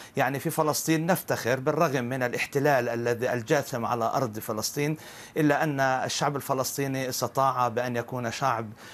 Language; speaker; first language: Arabic; native; Arabic